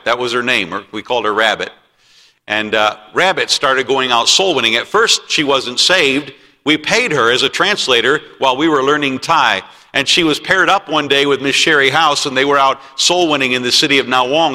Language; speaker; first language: English; native; English